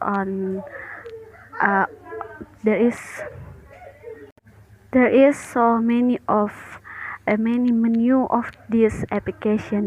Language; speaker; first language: English; non-native, learner; Indonesian